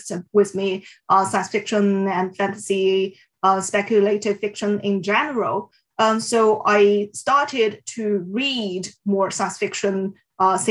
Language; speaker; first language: English; non-native, fluent; Chinese